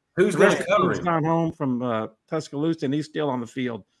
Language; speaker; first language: English; native; English